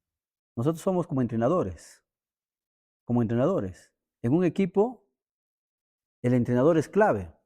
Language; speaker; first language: Spanish; native; Spanish